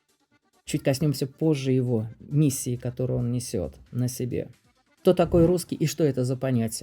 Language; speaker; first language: Russian; native; Russian